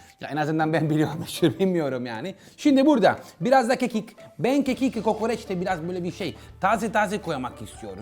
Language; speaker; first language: Turkish; non-native, learner; Italian